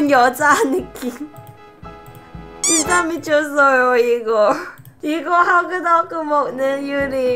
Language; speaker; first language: Korean; non-native, learner; Cantonese